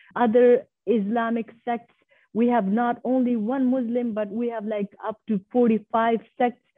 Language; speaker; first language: English; non-native, fluent; Persian